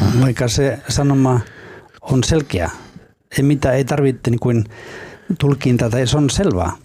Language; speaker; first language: Finnish; non-native, fluent; Spanish